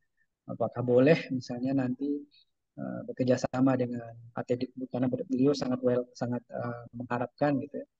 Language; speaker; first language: Indonesian; native; Indonesian